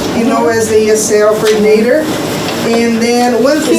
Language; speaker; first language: English; non-native, fluent; Portuguese